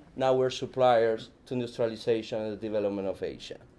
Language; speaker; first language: English; non-native, fluent; Spanish